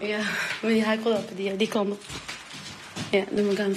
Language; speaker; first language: Danish; non-native, learner; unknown